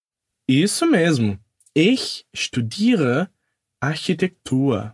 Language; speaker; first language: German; non-native, fluent; Portuguese